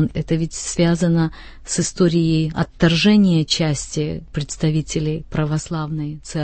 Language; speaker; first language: Russian; native; Russian